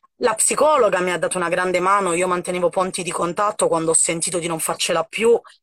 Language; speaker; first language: Italian; native; Italian